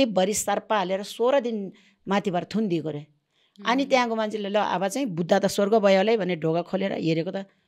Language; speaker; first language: Nepali; non-native, local second language; Sherpa